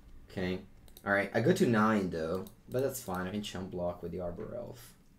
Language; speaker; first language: English; non-native, fluent; Italian